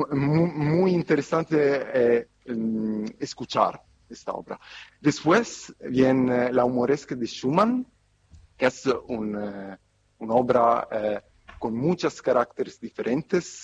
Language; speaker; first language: Spanish; non-native, fluent; Italian